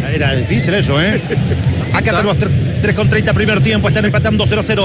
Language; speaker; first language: Spanish; native; Spanish